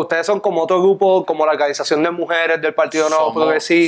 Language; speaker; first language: Spanish; native; Spanish